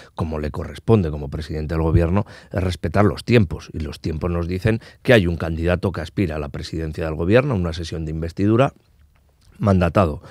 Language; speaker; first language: Spanish; non-native, local second language; Basque